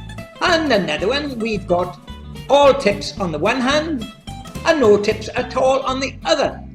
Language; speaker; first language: English; native; English